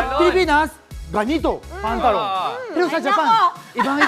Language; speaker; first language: Filipino; non-native, learner; Japanese